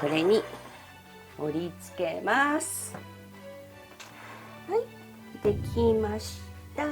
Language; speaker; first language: Japanese; early bilingual, other home language; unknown